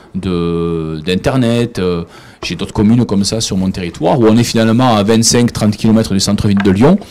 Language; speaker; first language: French; native; French